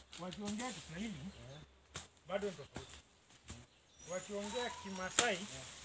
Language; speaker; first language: Swahili; non-native, local second language; Masai